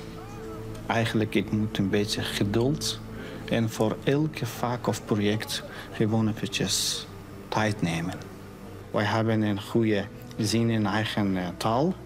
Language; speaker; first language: Dutch; non-native, learner; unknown